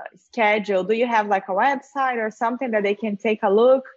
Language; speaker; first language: English; non-native, fluent; Portuguese